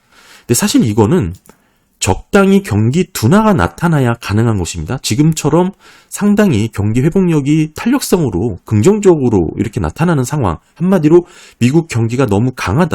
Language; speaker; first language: Korean; native; Korean